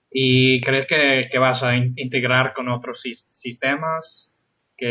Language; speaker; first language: Spanish; non-native, fluent; English